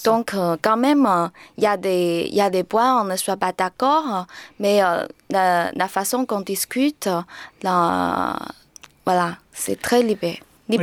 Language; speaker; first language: French; non-native, learner; Chinese